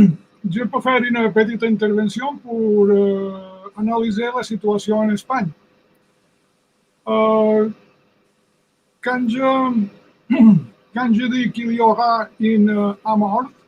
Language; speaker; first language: French; non-native, fluent; Spanish